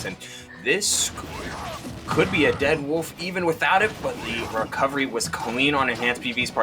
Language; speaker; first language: English; native; English